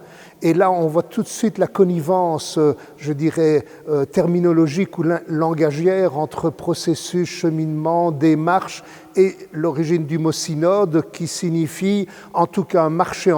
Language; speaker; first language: French; native; French